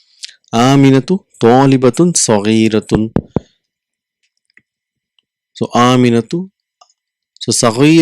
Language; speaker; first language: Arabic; non-native, fluent; Urdu